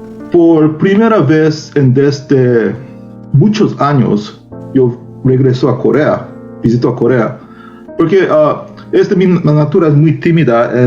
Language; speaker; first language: Spanish; non-native, learner; Korean